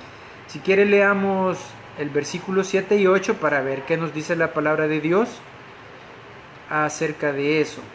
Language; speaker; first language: Spanish; native; Spanish